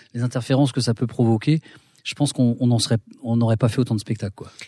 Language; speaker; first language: French; native; French